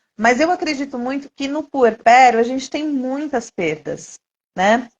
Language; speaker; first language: Portuguese; native; Portuguese